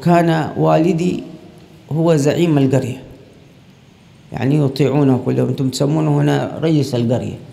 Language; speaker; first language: Arabic; native; Arabic